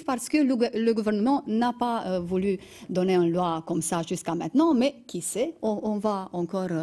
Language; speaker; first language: French; non-native, fluent; Romanian